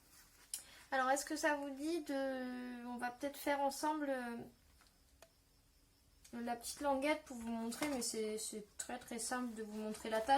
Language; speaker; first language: French; native; French